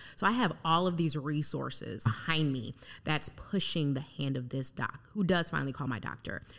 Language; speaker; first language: English; native; English